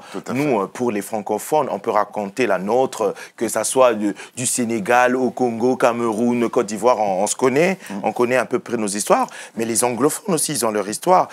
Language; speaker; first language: French; native; French